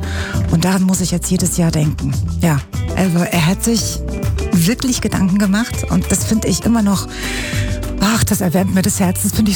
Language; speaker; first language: German; native; German